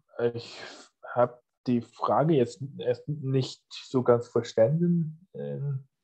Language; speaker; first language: German; non-native, fluent; Chinese